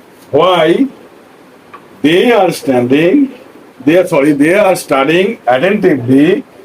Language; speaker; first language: English; non-native, local second language; Bangla